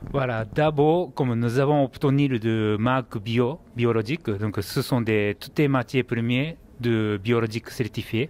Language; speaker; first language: French; non-native, fluent; Japanese